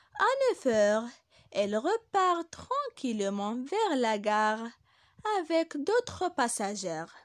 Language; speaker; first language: French; non-native, local second language; Arabic